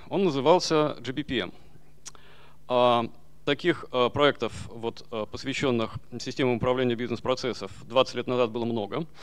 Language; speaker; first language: Russian; native; Russian